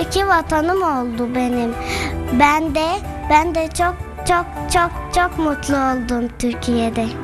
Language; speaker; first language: Turkish; early bilingual, other home language; Arabic